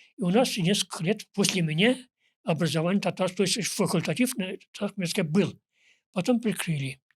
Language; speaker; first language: Russian; non-native, local second language; Tatar